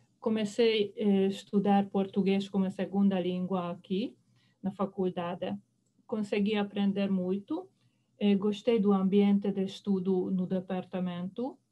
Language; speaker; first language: Portuguese; non-native, fluent; Hungarian